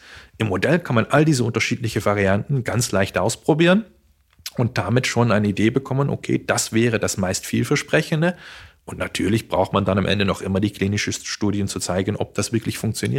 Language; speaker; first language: German; non-native, fluent; Dutch